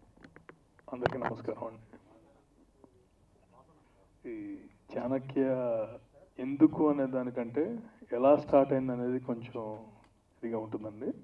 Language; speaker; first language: Telugu; native; Telugu